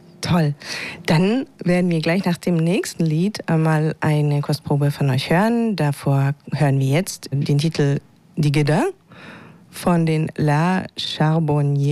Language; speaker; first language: German; native; German